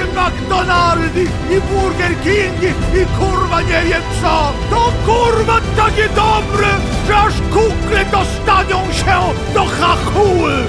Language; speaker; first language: Polish; non-native, learner; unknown